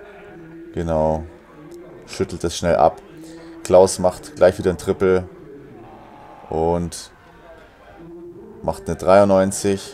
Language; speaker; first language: German; native; German